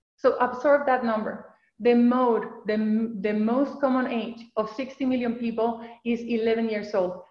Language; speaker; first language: English; non-native, fluent; Spanish